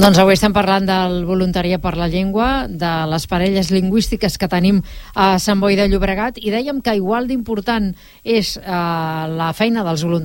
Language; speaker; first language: Catalan; native; Catalan